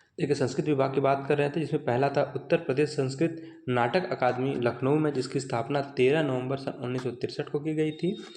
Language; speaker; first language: Hindi; native; Hindi